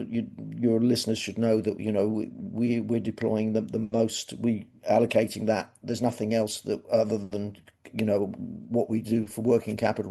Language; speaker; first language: English; native; English